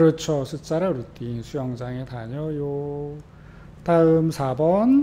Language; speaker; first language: Korean; native; Korean